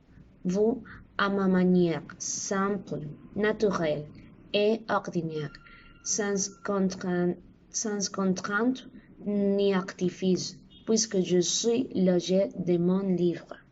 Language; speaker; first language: French; non-native, learner; Spanish